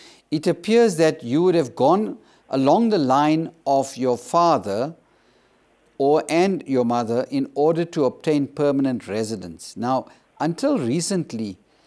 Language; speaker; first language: English; native; English